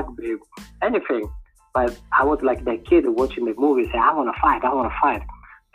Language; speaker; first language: English; non-native, fluent; Italian